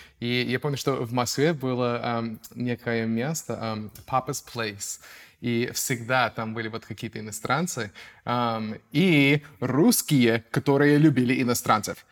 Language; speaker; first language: Russian; non-native, fluent; English